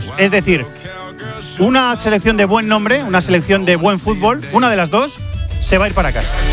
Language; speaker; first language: Spanish; native; Spanish